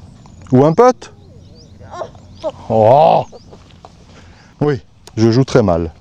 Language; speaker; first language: French; native; French